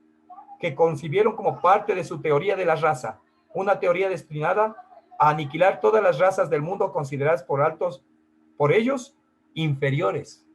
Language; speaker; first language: Spanish; native; Spanish